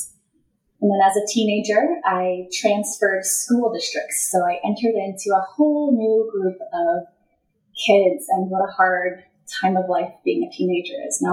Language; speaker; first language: English; native; English